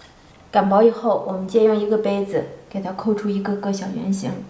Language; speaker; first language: Chinese; native; Chinese